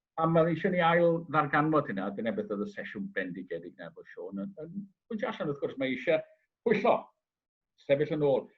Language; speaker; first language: Welsh; native; Welsh